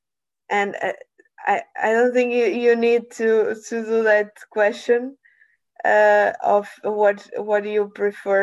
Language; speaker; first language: English; non-native, learner; Portuguese